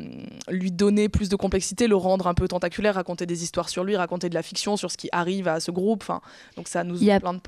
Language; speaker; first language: French; native; French